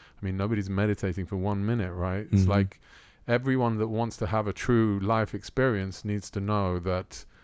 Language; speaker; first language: English; early bilingual, other home language; Italian